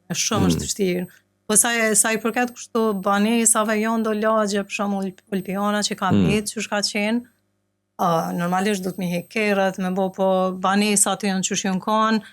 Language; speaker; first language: Albanian; native; Albanian